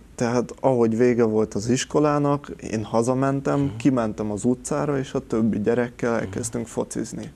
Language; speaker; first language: Hungarian; native; Hungarian